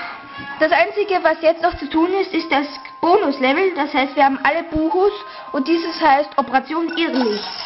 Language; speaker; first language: German; native; German